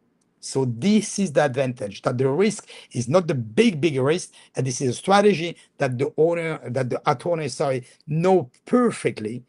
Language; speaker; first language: English; non-native, fluent; French